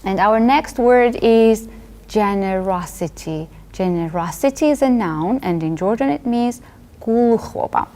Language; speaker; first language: English; non-native, fluent; Georgian